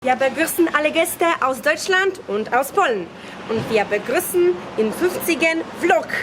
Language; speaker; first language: German; non-native, learner; Polish